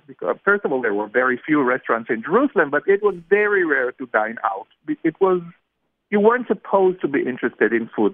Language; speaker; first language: English; non-native, fluent; Hebrew